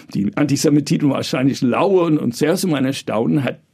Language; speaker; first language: German; early bilingual, other home language; English